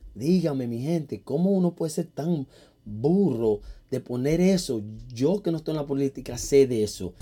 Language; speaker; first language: Spanish; early bilingual, heritage; Spanish